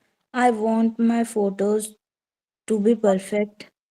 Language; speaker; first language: English; non-native, local second language; Hindi